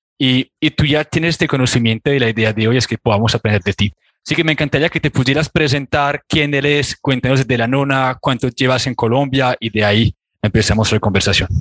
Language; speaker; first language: Spanish; non-native, fluent; French